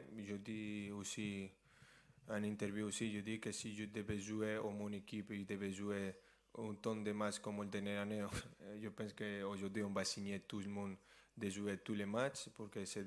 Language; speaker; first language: French; non-native, fluent; Spanish